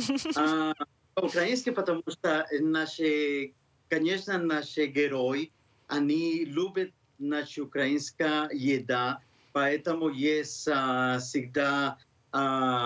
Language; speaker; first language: Russian; non-native, learner; Spanish